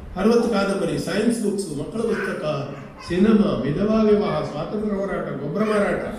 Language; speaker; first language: Kannada; non-native, local second language; Konkani